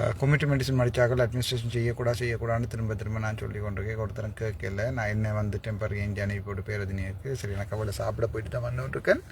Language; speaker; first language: Tamil; native; Tamil